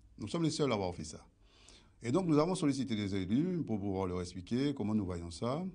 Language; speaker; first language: French; native; French